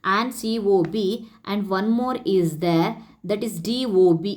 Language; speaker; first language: English; non-native, local second language; Kannada